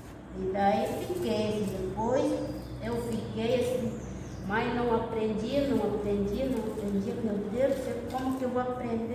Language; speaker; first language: Portuguese; non-native, local second language; Guarani